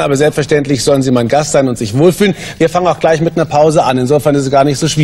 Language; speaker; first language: German; native; German